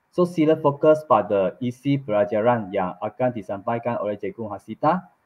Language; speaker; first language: Malay; non-native, local second language; Chinese